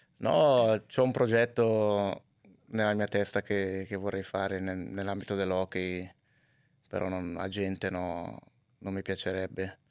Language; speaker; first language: Italian; native; Italian